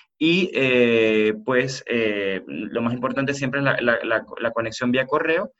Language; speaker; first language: Spanish; native; Spanish